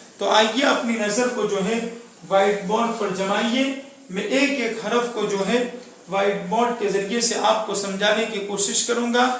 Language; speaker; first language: Urdu; non-native, local second language; Gujarati